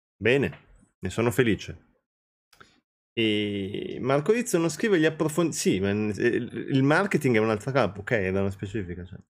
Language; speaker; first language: Italian; early bilingual, other home language; Albanian